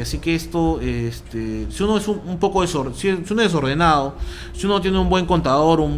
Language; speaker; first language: Spanish; native; Spanish